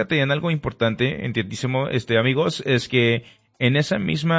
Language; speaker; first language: Spanish; early bilingual, heritage; Spanish